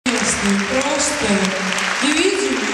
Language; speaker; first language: Russian; non-native, local second language; Georgian